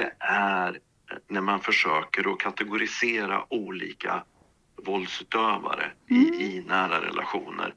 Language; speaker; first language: Swedish; native; Swedish